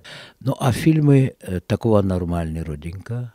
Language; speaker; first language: Czech; non-native, fluent; Russian